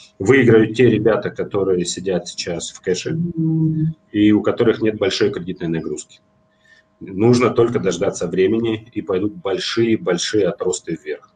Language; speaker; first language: Russian; native; Russian